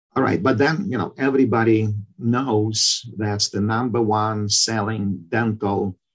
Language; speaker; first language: English; non-native, fluent; Ukrainian